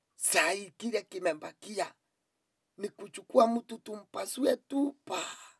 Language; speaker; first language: Swahili; non-native, local second language; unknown